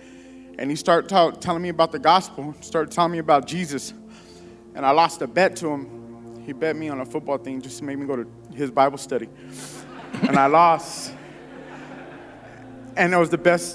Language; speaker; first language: English; native; English